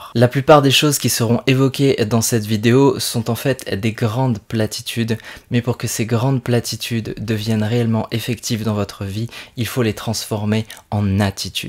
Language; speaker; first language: French; native; French